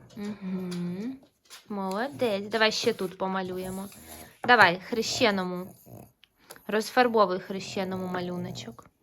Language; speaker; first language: Ukrainian; native; Ukrainian